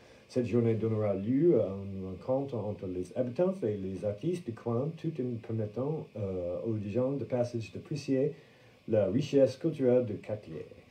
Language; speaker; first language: French; non-native, fluent; English